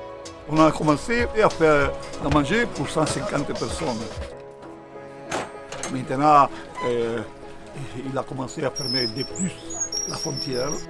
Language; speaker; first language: French; non-native, learner; Italian